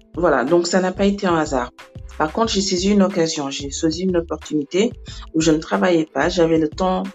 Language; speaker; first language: French; non-native, local second language; Wolof